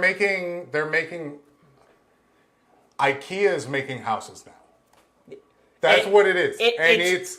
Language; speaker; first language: English; native; English